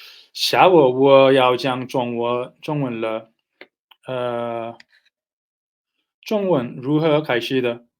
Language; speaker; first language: Chinese; non-native, learner; Nepali